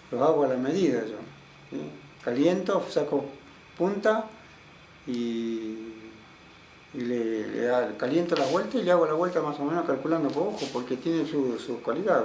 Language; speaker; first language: Spanish; native; Spanish